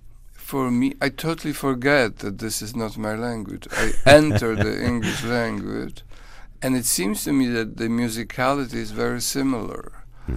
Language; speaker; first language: English; non-native, fluent; Polish